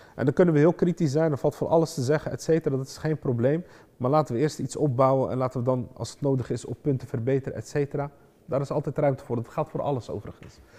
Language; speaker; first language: Dutch; early bilingual, other home language; Arabic